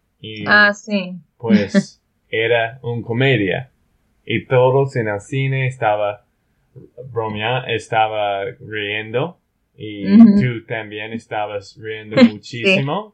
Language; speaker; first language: Spanish; non-native, learner; English